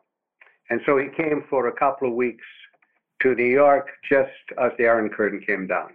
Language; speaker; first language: English; non-native, fluent; Romanian